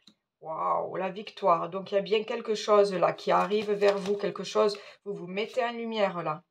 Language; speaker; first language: French; native; French